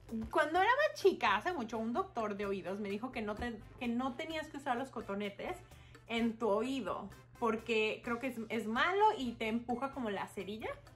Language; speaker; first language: Spanish; early bilingual, heritage; Spanish